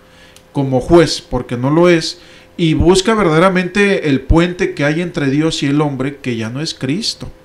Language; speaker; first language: Spanish; native; Spanish